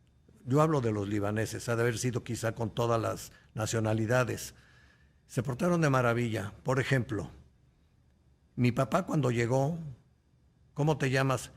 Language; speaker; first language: Spanish; native; Spanish